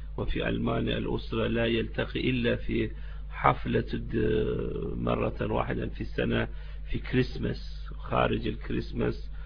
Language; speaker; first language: Arabic; non-native, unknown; Turkish